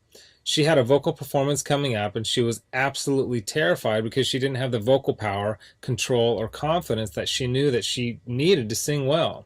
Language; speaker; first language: English; native; English